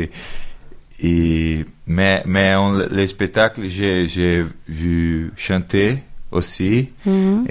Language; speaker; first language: French; non-native, learner; Portuguese